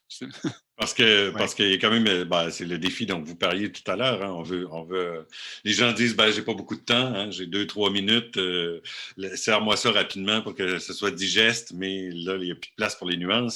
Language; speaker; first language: French; native; French